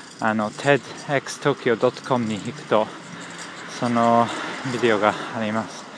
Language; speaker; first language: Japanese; non-native, fluent; English